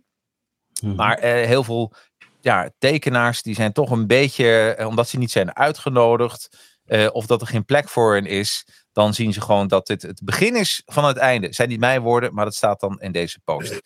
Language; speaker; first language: Dutch; native; Dutch